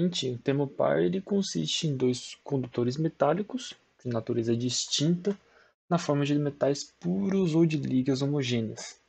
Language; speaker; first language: Portuguese; native; Portuguese